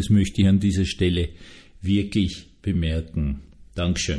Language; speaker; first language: German; native; German